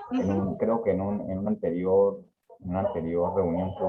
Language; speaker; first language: Spanish; native; Spanish